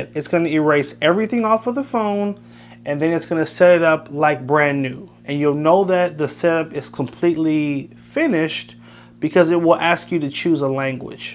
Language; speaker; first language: English; native; English